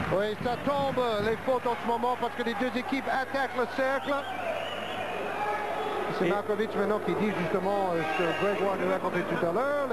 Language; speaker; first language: French; native; French